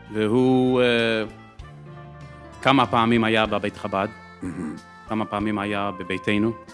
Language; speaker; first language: Hebrew; early bilingual, heritage; English